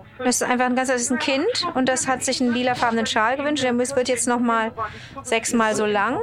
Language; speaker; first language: German; native; German